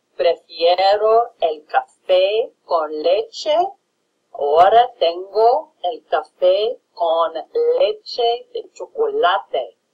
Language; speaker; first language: Spanish; non-native, fluent; English